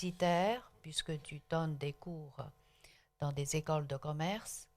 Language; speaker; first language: French; non-native, local second language; Chinese